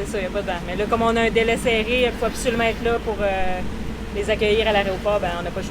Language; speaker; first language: French; native; French